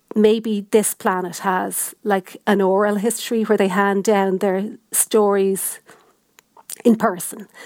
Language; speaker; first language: English; native; English